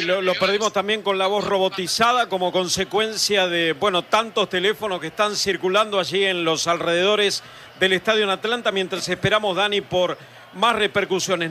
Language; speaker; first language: Spanish; native; Spanish